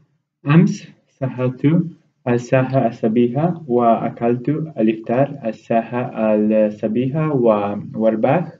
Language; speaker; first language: Arabic; non-native, learner; Romanian